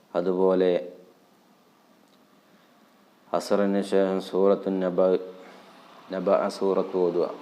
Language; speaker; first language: Malayalam; native; Malayalam